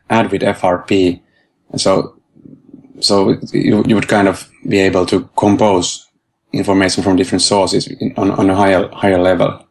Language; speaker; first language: English; non-native, fluent; Finnish